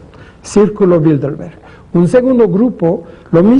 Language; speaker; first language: Spanish; non-native, fluent; French